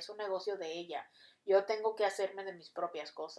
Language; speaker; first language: Spanish; early bilingual, heritage; Spanish